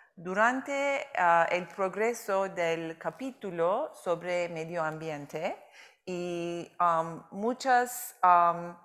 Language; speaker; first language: Spanish; non-native, learner; Turkish